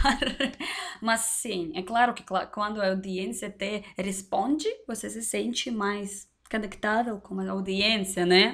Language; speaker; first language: Portuguese; non-native, learner; Russian